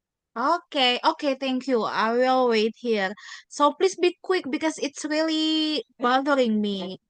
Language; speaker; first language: English; non-native, fluent; Indonesian